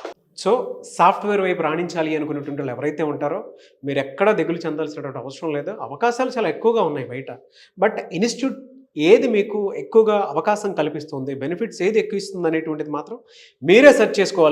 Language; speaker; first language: Telugu; native; Telugu